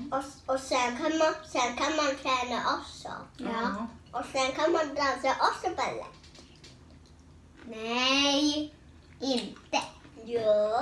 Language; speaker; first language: Swedish; early bilingual, other home language; Thai